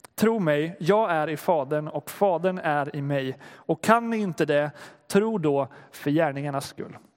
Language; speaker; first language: Swedish; native; Swedish